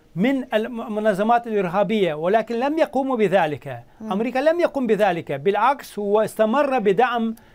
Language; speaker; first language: Arabic; non-native, fluent; Turkish